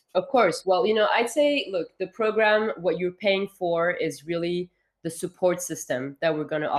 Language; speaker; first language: English; non-native, fluent; French